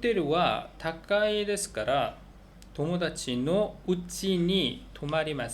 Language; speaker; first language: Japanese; non-native, learner; Korean